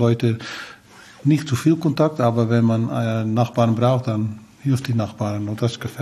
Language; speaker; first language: German; non-native, learner; Dutch